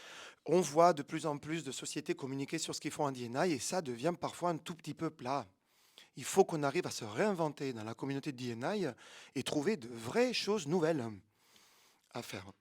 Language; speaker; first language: French; native; French